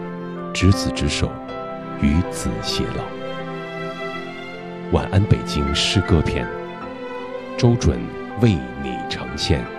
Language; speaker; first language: Chinese; native; Chinese